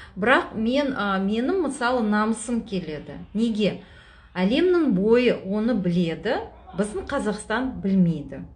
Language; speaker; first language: Kazakh; non-native, local second language; Russian